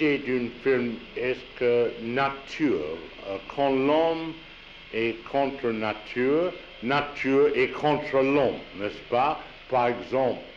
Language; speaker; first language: French; non-native, learner; English